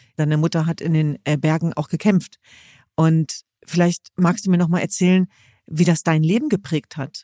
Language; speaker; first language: German; early bilingual, other home language; Kurdish